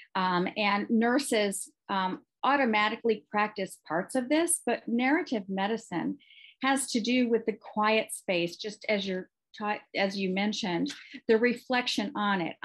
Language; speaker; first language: English; native; English